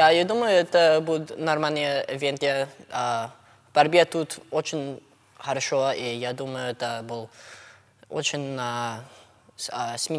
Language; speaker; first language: Russian; non-native, learner; English